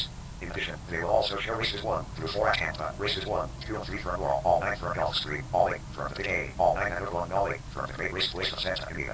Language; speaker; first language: English; native; English